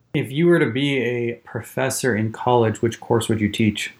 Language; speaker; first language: English; native; English